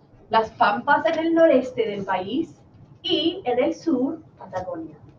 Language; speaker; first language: Spanish; non-native, fluent; English